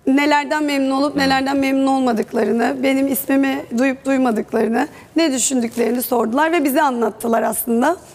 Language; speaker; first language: Turkish; native; Turkish